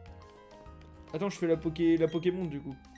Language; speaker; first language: French; native; French